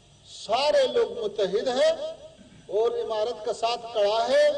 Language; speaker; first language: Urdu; non-native, fluent; Pashto